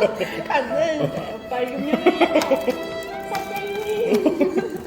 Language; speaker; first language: Korean; non-native, learner; Vietnamese